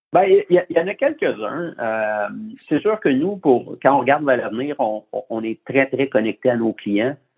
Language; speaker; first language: French; native; French